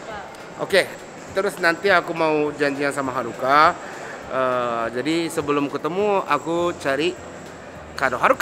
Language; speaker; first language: Indonesian; non-native, fluent; Japanese